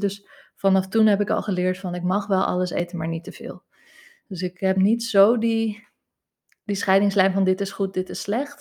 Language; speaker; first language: Dutch; native; Dutch